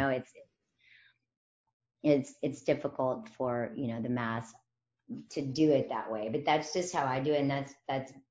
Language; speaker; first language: English; native; English